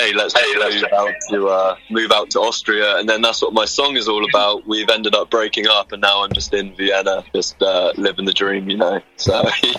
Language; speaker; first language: English; native; English